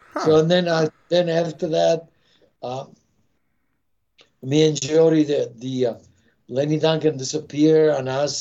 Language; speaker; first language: English; non-native, fluent; Italian